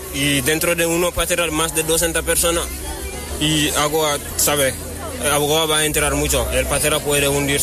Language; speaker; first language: Spanish; non-native, learner; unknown